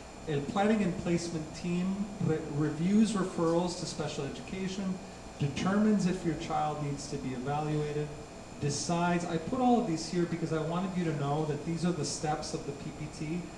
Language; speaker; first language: English; early bilingual, other home language; Spanish